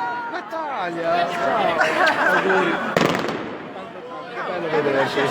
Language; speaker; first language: Italian; native; Italian